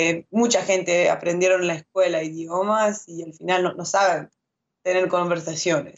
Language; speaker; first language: Spanish; non-native, fluent; French